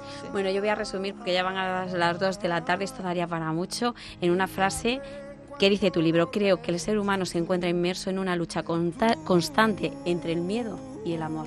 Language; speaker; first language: Spanish; native; Spanish